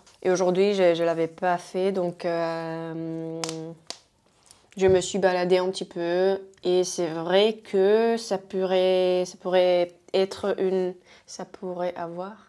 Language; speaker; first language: French; non-native, fluent; Spanish